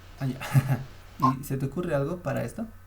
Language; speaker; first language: Spanish; native; Spanish